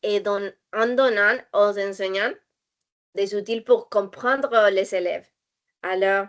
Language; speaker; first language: French; non-native, learner; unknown